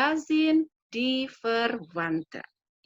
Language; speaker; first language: German; non-native, fluent; Indonesian